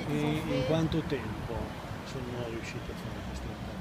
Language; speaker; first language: Italian; native; Italian